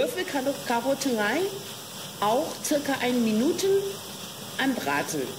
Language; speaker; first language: German; non-native, learner; Chinese